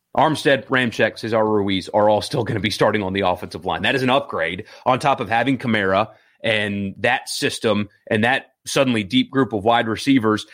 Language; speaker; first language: English; native; English